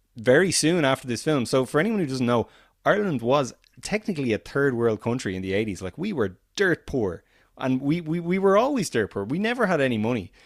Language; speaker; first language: English; native; English